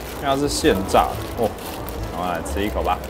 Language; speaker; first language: Chinese; native; Chinese